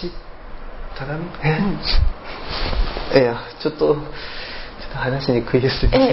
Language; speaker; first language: Japanese; non-native, learner; Chinese